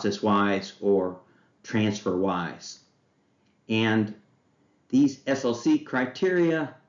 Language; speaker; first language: English; native; English